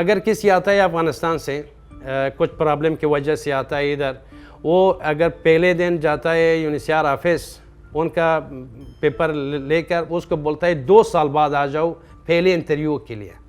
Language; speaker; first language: Hindi; non-native, learner; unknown